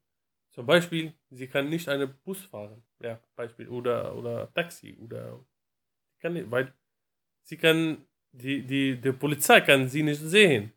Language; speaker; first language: German; non-native, learner; Arabic